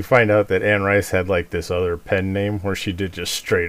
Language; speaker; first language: English; native; English